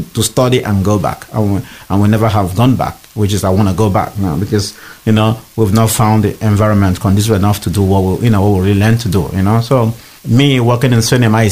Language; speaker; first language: English; non-native, local second language; Igbo